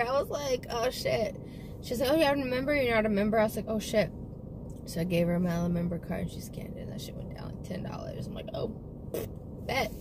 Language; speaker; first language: English; native; English